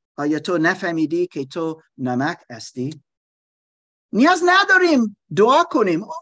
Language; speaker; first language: Persian; non-native, learner; German